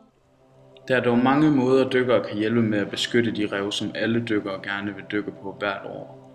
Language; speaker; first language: Danish; native; Danish